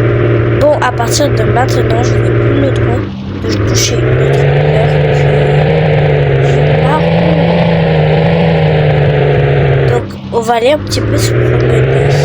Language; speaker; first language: French; native; French